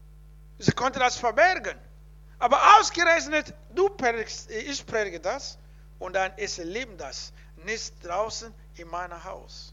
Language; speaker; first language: German; non-native, learner; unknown